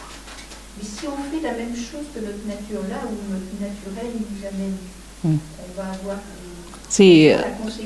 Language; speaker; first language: French; native; French